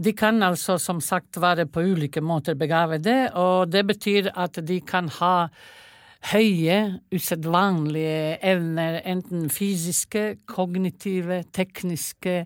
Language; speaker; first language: Norwegian; non-native, fluent; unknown